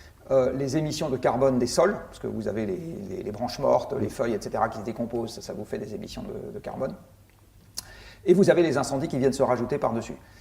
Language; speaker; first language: French; native; French